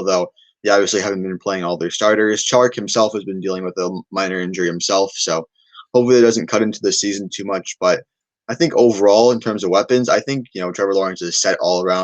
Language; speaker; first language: English; native; English